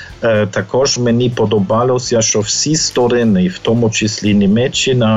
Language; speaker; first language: Ukrainian; non-native, fluent; German